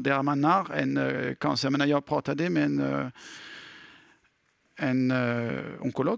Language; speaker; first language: Swedish; non-native, fluent; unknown